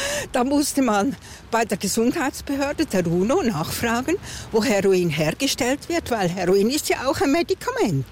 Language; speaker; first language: German; native; German